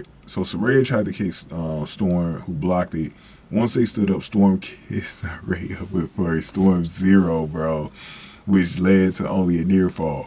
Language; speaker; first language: English; native; English